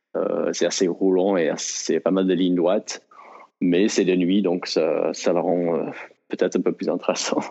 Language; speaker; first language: French; non-native, fluent; English